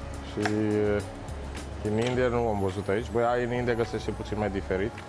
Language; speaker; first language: Romanian; non-native, learner; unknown